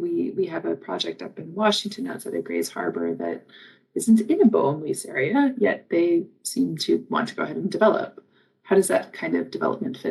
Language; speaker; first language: English; native; English